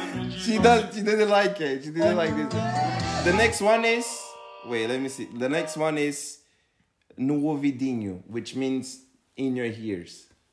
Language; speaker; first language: English; non-native, fluent; Portuguese